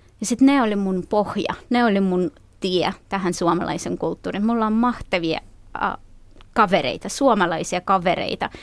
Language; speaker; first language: Finnish; non-native, fluent; Russian